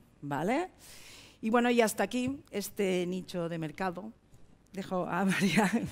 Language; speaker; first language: Spanish; native; Spanish